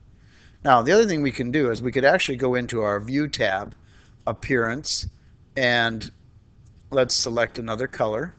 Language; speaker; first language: English; native; English